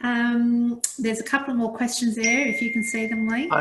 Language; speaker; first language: English; native; English